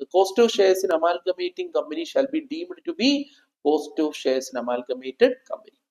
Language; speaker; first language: English; non-native, local second language; Malayalam